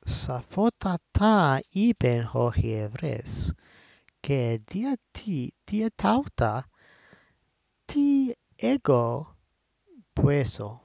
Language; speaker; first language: Greek; non-native, learner; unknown